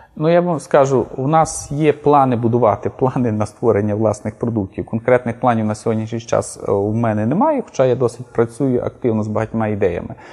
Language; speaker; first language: Ukrainian; native; Ukrainian